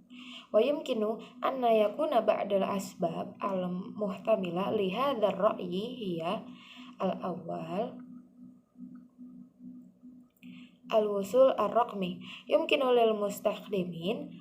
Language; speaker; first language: Arabic; non-native, learner; Indonesian